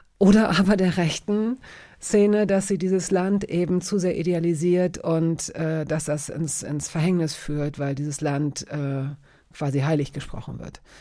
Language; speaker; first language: German; native; German